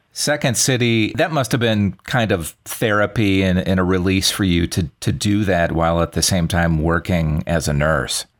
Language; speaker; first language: English; native; English